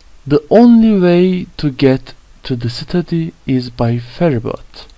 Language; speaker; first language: English; non-native, fluent; Turkish